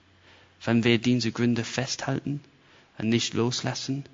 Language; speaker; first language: German; non-native, fluent; English